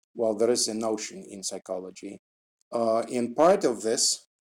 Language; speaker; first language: English; non-native, fluent; Russian